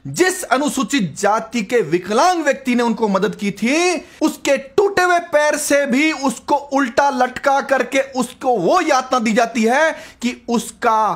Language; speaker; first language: Hindi; native; Hindi